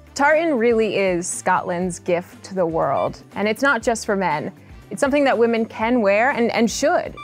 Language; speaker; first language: English; non-native, fluent; French